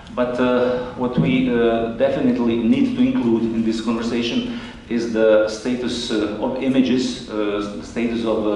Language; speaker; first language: English; non-native, fluent; Croatian